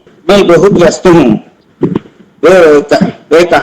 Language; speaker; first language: Hindi; non-native, learner; Telugu